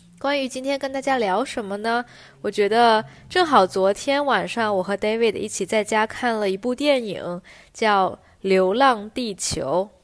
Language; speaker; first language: Chinese; native; Chinese